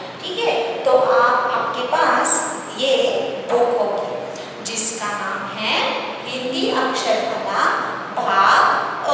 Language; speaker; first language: Hindi; native; Hindi